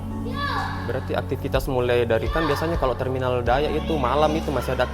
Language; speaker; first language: Indonesian; native; Indonesian